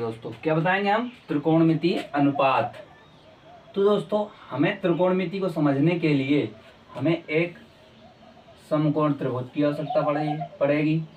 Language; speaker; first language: Hindi; native; Hindi